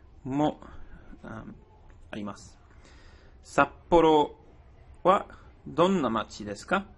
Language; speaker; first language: Japanese; non-native, fluent; English